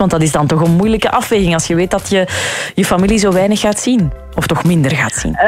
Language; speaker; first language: Dutch; native; Dutch